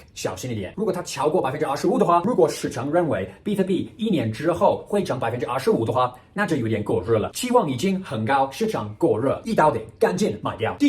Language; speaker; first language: Chinese; non-native, fluent; English